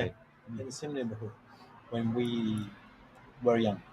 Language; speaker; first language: English; non-native, learner; Italian